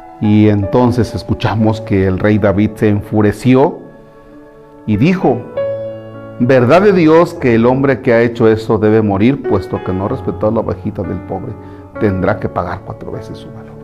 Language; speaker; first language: Spanish; native; Spanish